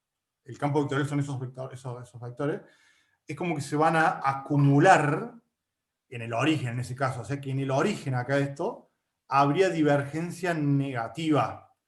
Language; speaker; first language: Spanish; native; Spanish